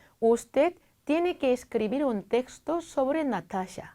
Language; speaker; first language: Spanish; non-native, fluent; Korean